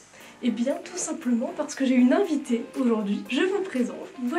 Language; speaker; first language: French; native; French